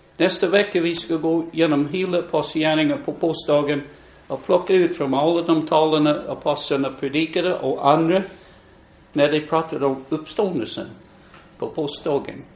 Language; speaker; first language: Swedish; non-native, fluent; English